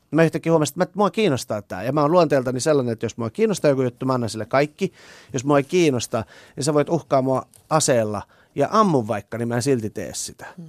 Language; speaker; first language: Finnish; early bilingual, other home language; Persian